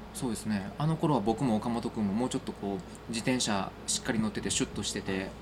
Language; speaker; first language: Japanese; native; Japanese